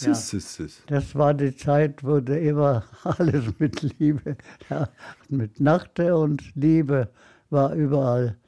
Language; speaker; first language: German; non-native, fluent; Arabic